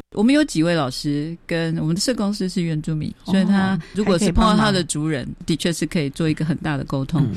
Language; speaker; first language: Chinese; native; Chinese